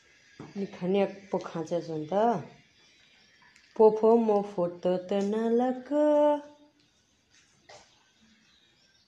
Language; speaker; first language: Chinese; non-native, learner; Nepali